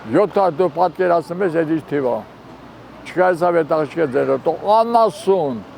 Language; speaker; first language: Armenian; native; Armenian